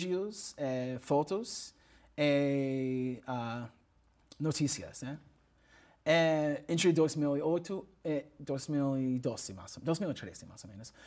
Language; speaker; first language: Portuguese; non-native, learner; English